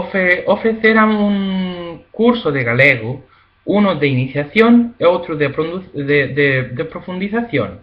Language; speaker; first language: Galician; non-native, learner; Spanish